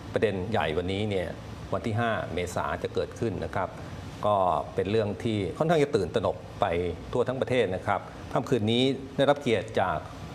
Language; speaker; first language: Thai; native; Thai